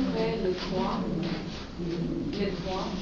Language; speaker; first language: French; non-native, learner; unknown